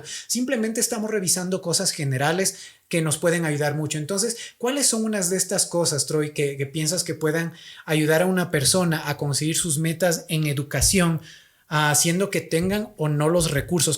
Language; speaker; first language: Spanish; native; Spanish